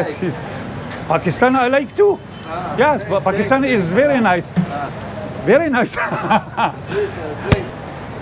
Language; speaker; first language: English; non-native, learner; Arabic